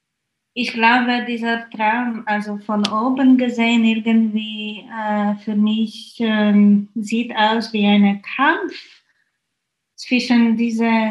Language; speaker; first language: German; non-native, fluent; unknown